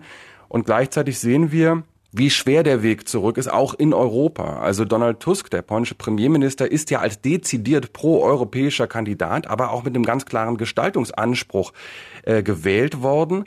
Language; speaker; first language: German; native; German